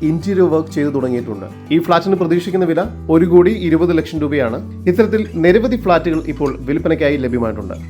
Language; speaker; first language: Malayalam; native; Malayalam